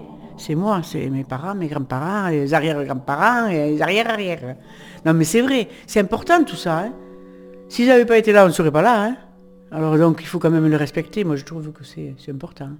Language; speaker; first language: French; native; French